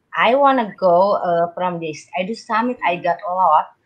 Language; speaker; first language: English; non-native, learner; Indonesian